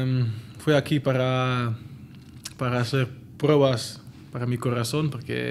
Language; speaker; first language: Spanish; non-native, learner; Dutch